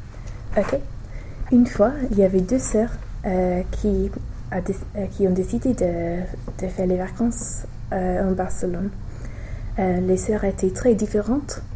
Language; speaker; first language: French; non-native, learner; English